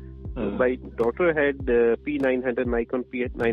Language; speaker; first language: English; non-native, local second language; Punjabi